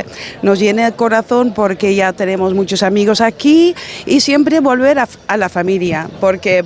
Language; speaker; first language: Spanish; non-native, fluent; Dutch